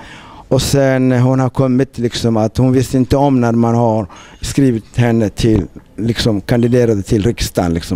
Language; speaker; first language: Swedish; non-native, fluent; Somali